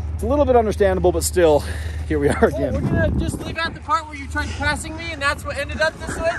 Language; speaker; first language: English; native; English